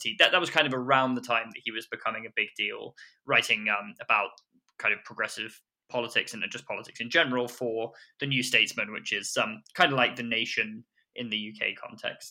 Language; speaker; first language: English; native; English